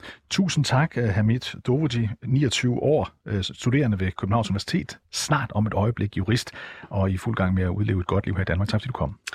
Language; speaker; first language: Danish; native; Danish